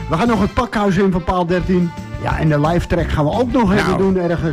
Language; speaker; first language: Dutch; native; Dutch